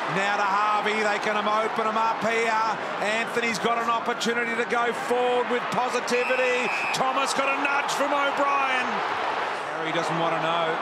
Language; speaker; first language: English; native; English